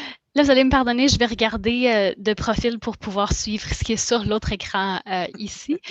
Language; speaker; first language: French; native; French